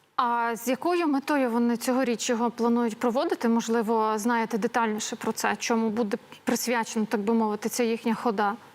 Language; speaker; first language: Ukrainian; native; Ukrainian